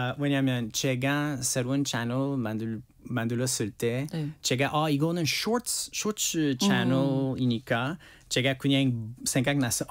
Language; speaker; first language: Korean; non-native, learner; French